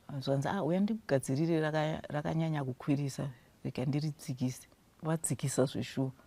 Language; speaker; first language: Shona; non-native, local second language; North Ndebele